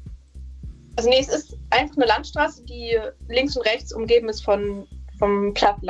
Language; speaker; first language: German; native; German